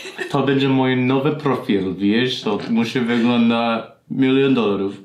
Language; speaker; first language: Polish; non-native, learner; English